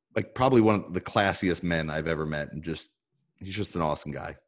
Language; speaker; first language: English; native; English